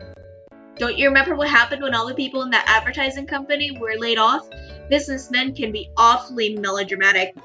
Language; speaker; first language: English; native; English